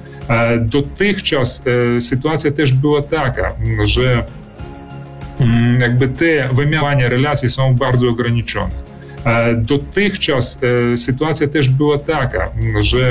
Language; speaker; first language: Polish; early bilingual, heritage; Polish